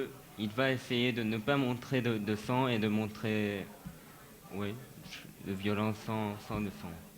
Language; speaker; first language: French; non-native, fluent; Japanese